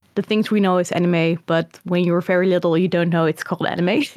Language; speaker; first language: English; early bilingual, other home language; Dutch